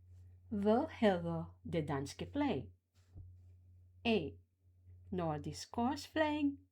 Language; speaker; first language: Danish; non-native, fluent; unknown